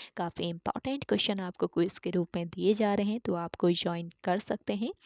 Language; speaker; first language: Hindi; native; Hindi